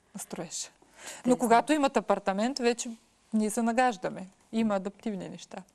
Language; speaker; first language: Bulgarian; early bilingual, heritage; Bulgarian